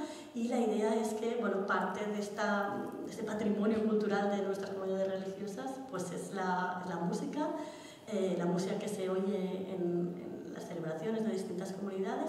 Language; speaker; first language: Spanish; native; Spanish